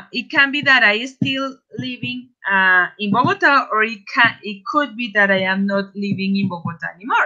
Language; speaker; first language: English; non-native, fluent; Spanish